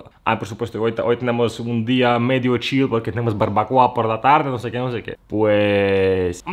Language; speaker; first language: Spanish; non-native, fluent; Russian